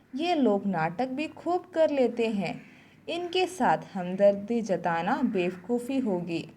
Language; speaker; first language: Hindi; non-native, local second language; Malayalam